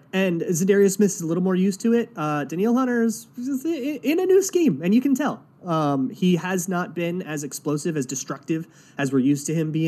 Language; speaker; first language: English; native; English